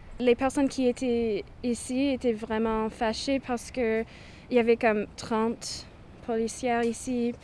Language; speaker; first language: French; non-native, local second language; English